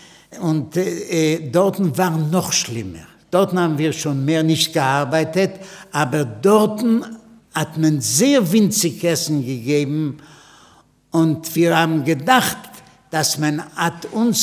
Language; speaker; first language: German; non-native, fluent; Yiddish